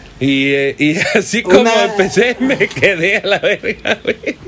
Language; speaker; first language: Spanish; native; Spanish